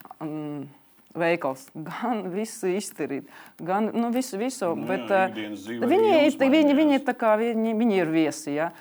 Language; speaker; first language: Latvian; non-native, local second language; Russian